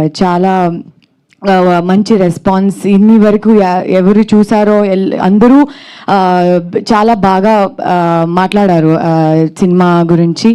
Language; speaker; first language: Telugu; non-native, learner; Kannada